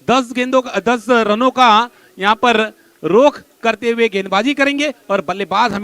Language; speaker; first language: Hindi; non-native, local second language; Marathi